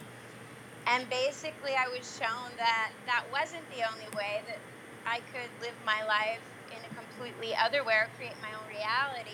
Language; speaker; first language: English; native; English